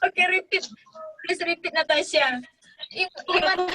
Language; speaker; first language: English; non-native, learner; Indonesian